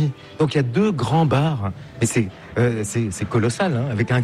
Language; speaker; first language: French; native; French